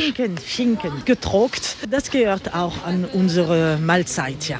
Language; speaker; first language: German; non-native, learner; French